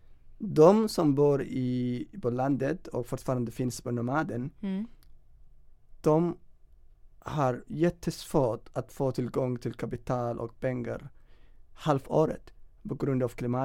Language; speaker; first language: Swedish; non-native, fluent; Somali